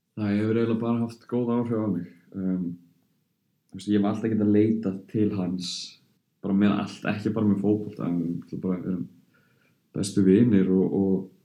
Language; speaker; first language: Icelandic; early bilingual, heritage; Icelandic